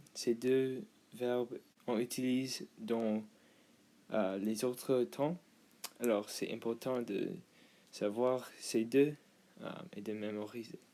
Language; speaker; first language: French; non-native, learner; English